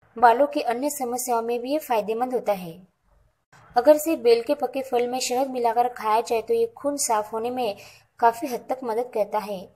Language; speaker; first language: Hindi; non-native, local second language; Marathi